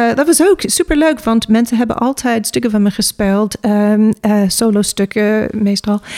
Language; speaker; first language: Dutch; non-native, fluent; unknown